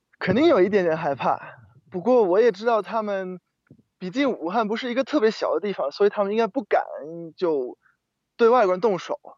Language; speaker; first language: Chinese; non-native, fluent; German